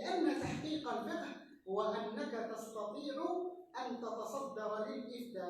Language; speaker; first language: Arabic; native; Arabic